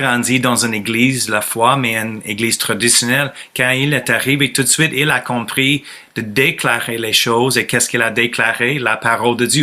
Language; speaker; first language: French; non-native, fluent; English